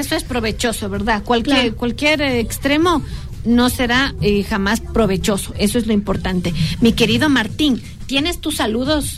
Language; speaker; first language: Spanish; native; Spanish